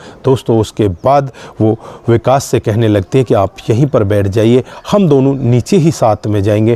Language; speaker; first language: Hindi; native; Hindi